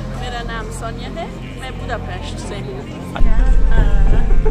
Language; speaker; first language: Hindi; non-native, learner; Hungarian